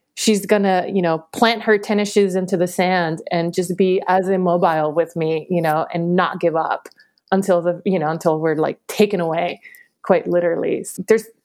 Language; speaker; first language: English; early bilingual, other home language; Spanish